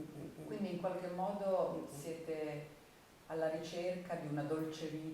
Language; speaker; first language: Italian; native; Italian